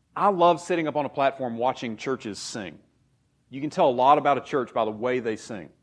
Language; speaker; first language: English; native; English